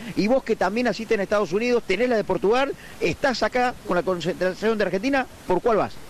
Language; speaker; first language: Spanish; native; Spanish